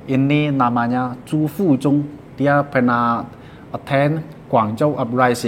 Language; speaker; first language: Indonesian; non-native, learner; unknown